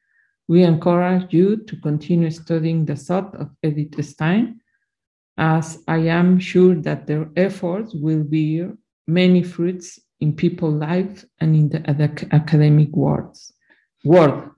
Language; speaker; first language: English; non-native, learner; Spanish